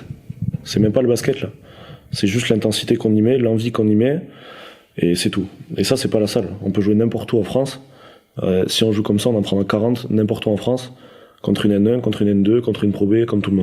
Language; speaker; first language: French; native; French